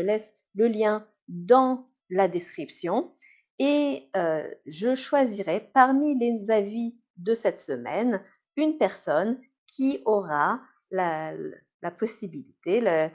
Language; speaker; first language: French; native; French